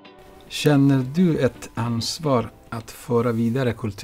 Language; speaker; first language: Swedish; non-native, fluent; Baluchi